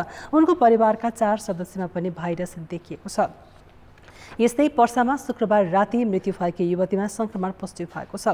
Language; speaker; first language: Nepali; native; Nepali